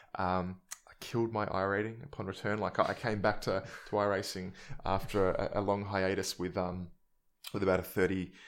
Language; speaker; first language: English; native; English